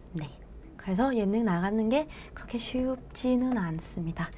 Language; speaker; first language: Korean; non-native, fluent; Thai